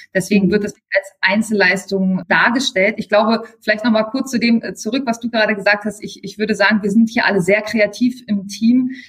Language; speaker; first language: German; early bilingual, other home language; Bulgarian